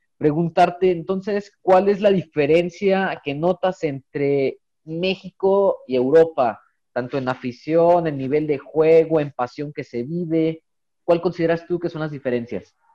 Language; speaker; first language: Spanish; native; Spanish